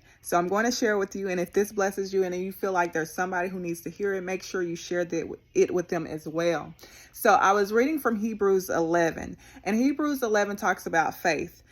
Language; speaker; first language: English; native; English